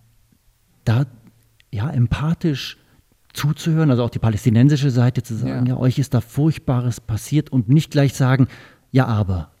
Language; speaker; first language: German; native; German